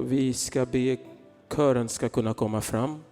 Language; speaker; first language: Swedish; non-native, fluent; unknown